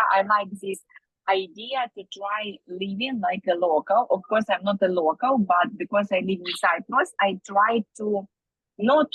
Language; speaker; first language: English; non-native, fluent; Ukrainian